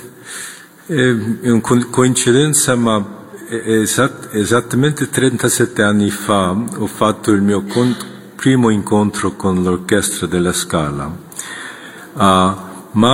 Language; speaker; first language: Italian; non-native, fluent; Korean